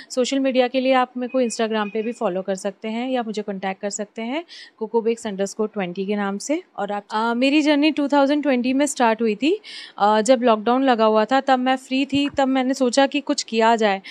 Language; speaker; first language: Hindi; native; Hindi